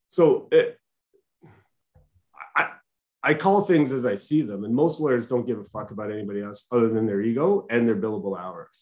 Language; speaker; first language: English; native; English